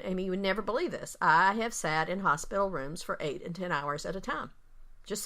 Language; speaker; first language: English; native; English